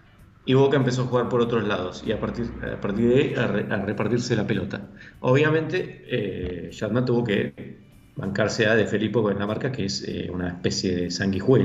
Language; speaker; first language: Spanish; native; Spanish